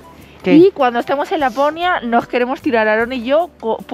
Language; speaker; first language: Spanish; native; Spanish